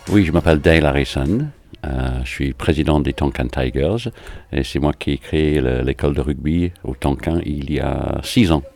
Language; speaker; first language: French; non-native, fluent; English